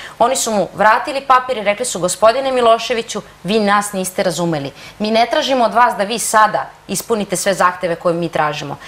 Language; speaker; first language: Serbian; native; Serbian